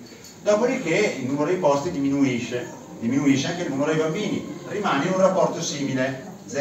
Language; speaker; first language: Italian; native; Italian